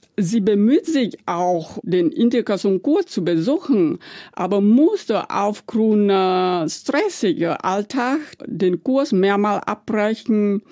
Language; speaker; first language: German; non-native, fluent; Vietnamese